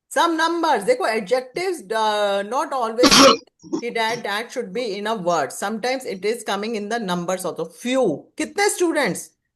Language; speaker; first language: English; non-native, local second language; Hindi